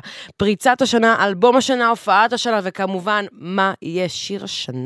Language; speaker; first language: Hebrew; native; Hebrew